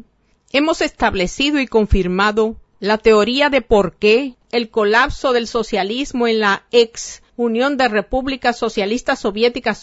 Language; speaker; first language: Spanish; native; Spanish